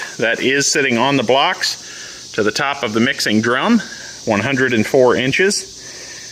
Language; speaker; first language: English; native; English